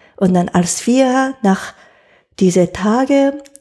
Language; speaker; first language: German; non-native, fluent; Japanese